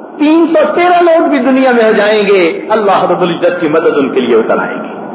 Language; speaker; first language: Urdu; non-native, local second language; Punjabi